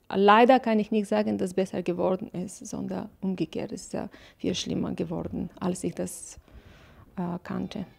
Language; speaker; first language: German; non-native, fluent; Bulgarian